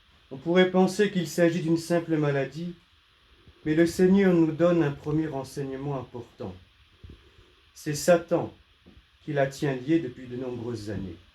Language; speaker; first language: French; native; French